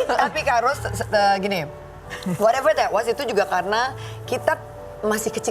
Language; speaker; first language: Indonesian; native; Indonesian